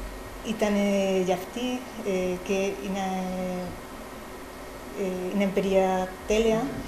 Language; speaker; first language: Greek; non-native, learner; Spanish